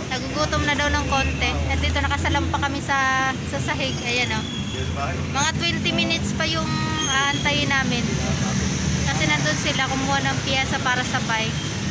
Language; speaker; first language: Filipino; native; Filipino